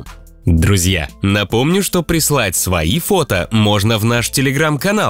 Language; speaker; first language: Russian; native; Russian